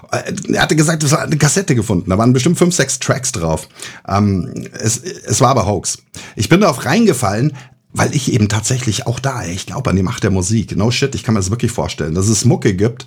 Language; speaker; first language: German; native; German